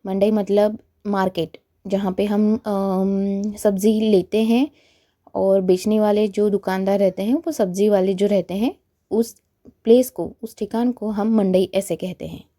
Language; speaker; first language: Hindi; non-native, local second language; Marathi